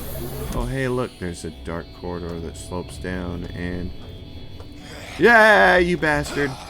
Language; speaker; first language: English; native; English